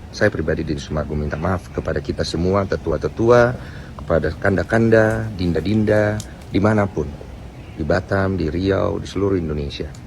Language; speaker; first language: Indonesian; native; Indonesian